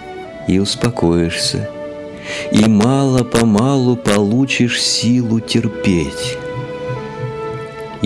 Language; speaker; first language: Russian; native; Russian